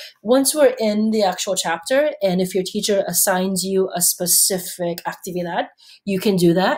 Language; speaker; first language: English; native; English